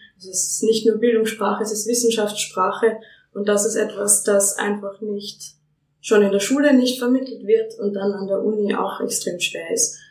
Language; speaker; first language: German; native; German